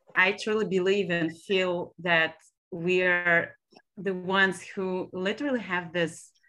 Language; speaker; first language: English; non-native, fluent; Hebrew